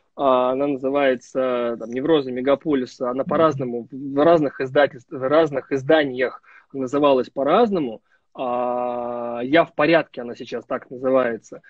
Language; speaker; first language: Russian; native; Russian